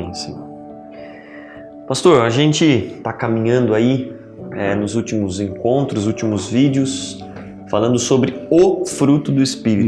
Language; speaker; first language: Portuguese; native; Portuguese